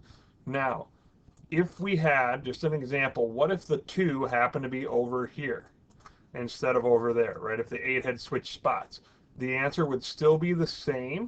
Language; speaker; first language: English; native; English